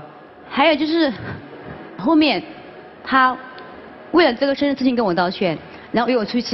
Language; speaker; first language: Chinese; native; Chinese